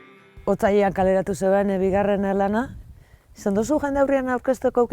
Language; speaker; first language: Basque; native; Basque